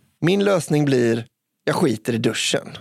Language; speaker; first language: Swedish; native; Swedish